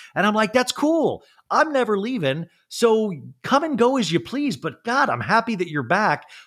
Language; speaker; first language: English; native; English